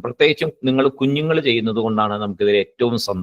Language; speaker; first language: Malayalam; native; Malayalam